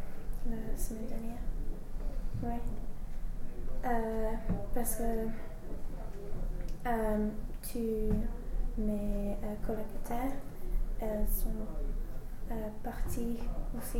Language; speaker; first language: French; non-native, learner; English